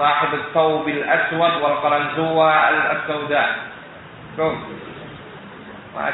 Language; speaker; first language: Arabic; non-native, fluent; Indonesian